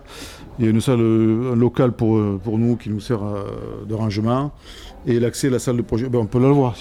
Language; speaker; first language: French; native; French